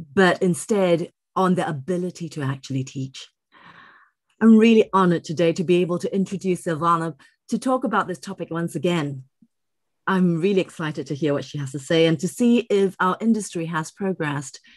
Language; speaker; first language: English; native; English